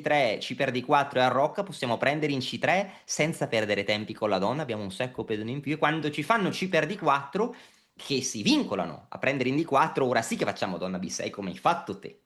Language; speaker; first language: Italian; native; Italian